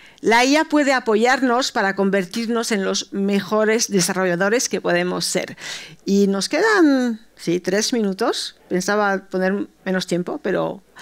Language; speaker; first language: Spanish; early bilingual, heritage; Spanish